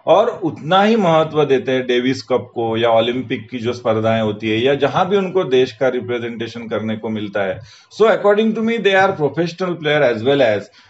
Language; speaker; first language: Hindi; non-native, local second language; Marathi